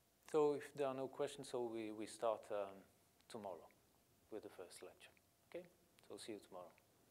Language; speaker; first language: English; non-native, fluent; Portuguese